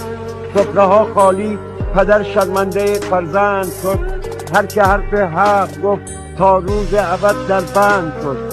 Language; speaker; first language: Persian; native; Persian